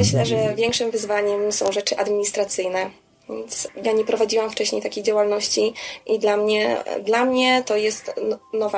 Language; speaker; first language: Polish; native; Polish